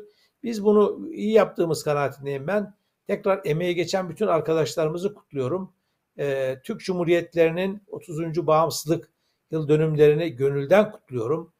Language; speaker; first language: Turkish; native; Turkish